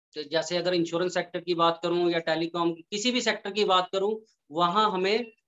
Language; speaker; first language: Hindi; native; Hindi